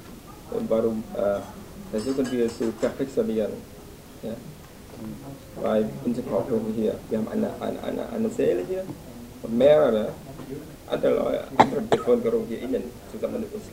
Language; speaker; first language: German; non-native, fluent; Vietnamese